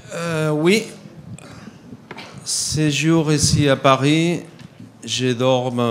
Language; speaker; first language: French; non-native, fluent; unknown